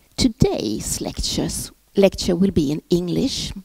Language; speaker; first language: English; non-native, fluent; Swedish